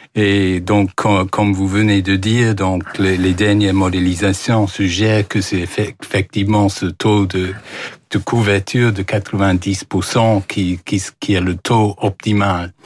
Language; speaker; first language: French; non-native, fluent; English